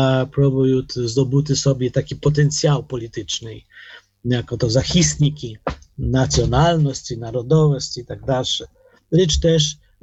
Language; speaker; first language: Polish; non-native, learner; Ukrainian